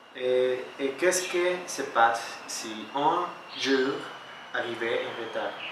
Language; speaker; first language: French; non-native, learner; Spanish